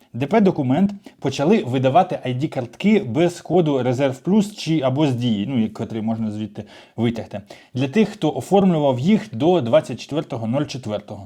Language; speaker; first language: Ukrainian; non-native, local second language; Russian